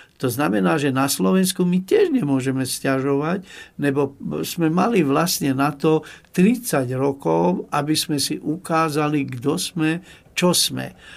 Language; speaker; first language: Slovak; non-native, local second language; Hungarian